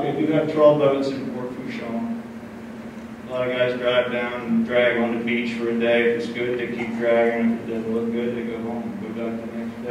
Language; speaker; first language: English; native; English